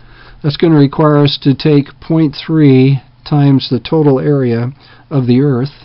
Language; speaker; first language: English; native; English